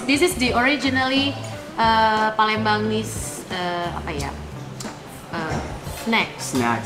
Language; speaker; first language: English; non-native, learner; Indonesian